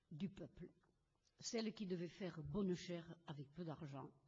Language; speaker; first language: French; native; French